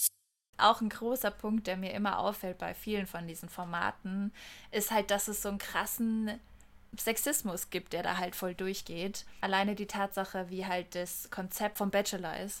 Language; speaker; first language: German; native; German